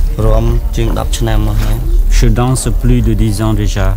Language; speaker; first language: French; non-native, fluent; Khmer